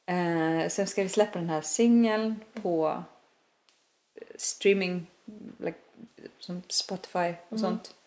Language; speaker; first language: Swedish; non-native, fluent; Icelandic